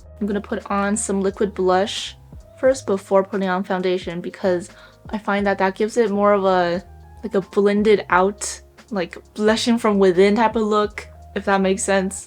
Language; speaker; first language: English; native; English